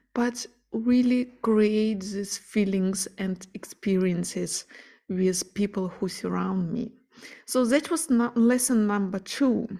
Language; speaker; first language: English; non-native, fluent; Ukrainian